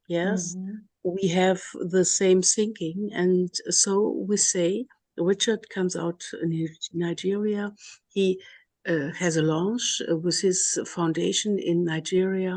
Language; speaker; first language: English; non-native, learner; German